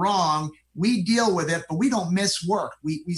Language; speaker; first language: English; native; English